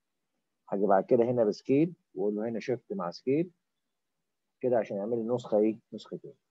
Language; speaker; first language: Arabic; native; Arabic